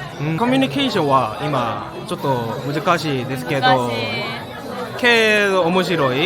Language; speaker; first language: Japanese; non-native, learner; Korean